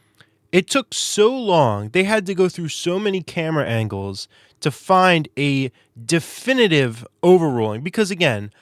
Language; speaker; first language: English; native; English